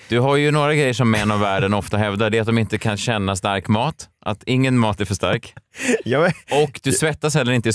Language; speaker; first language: Swedish; native; Swedish